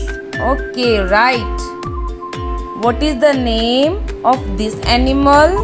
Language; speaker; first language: English; non-native, local second language; Hindi